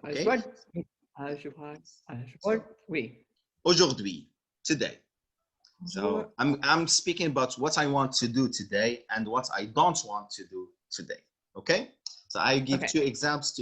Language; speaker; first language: English; non-native, fluent; Arabic